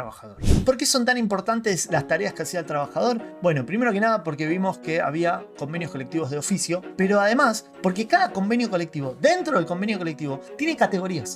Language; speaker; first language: Spanish; native; Spanish